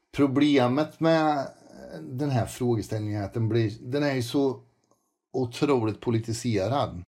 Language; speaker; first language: Swedish; native; Swedish